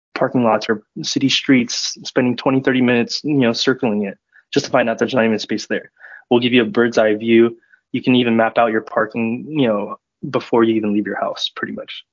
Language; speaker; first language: English; native; English